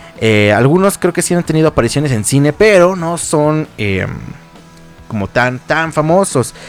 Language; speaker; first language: Spanish; native; Spanish